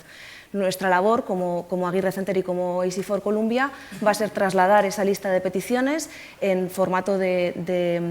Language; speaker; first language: Spanish; native; Spanish